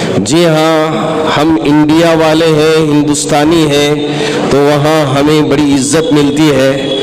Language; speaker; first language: Urdu; native; Urdu